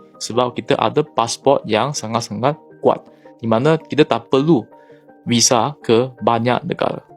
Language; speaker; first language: Malay; native; Malay